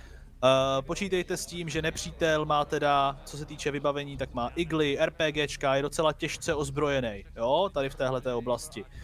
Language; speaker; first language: Czech; native; Czech